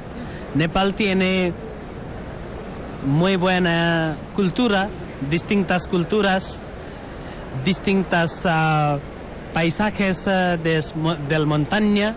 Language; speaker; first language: Spanish; non-native, learner; Nepali